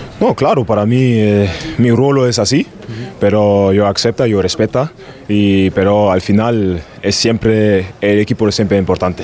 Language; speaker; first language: Spanish; non-native, learner; German